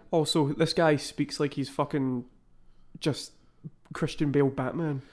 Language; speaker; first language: English; native; English